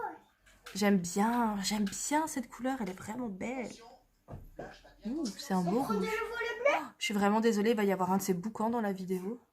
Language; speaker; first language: French; native; French